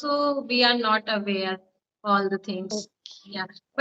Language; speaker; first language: English; non-native, learner; Hindi